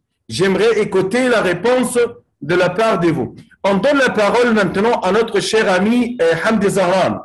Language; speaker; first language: French; non-native, fluent; Arabic